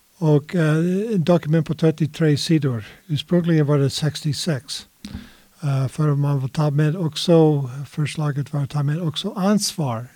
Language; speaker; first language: Swedish; non-native, fluent; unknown